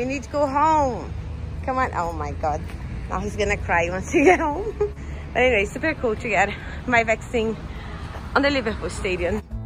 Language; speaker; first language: English; non-native, fluent; Portuguese